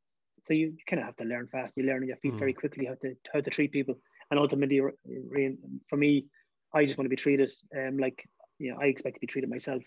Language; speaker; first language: English; native; English